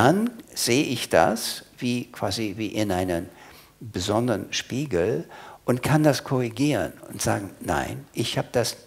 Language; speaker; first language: German; non-native, fluent; English